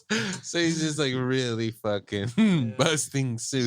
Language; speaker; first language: English; native; English